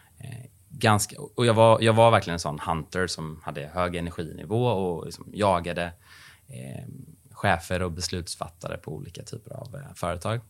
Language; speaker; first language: Swedish; native; Swedish